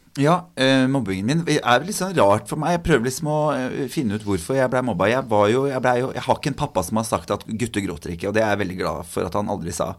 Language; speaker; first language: Norwegian; native; Norwegian